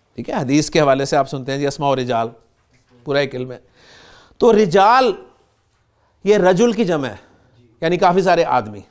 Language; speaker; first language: Urdu; native; Urdu